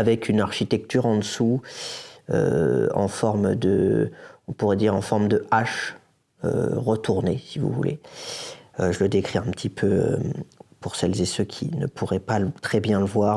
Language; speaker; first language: French; native; French